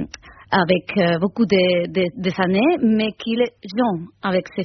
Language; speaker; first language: French; non-native, fluent; Spanish